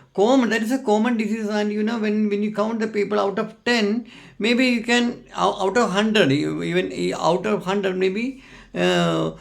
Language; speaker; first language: English; non-native, local second language; Malayalam